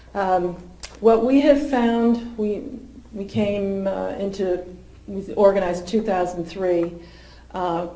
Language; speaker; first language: English; native; English